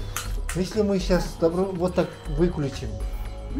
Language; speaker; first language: Russian; non-native, local second language; Kyrgyz